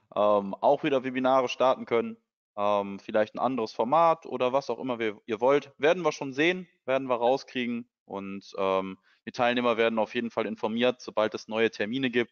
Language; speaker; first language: German; native; German